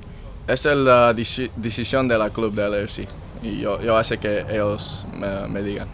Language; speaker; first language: Spanish; early bilingual, heritage; Spanish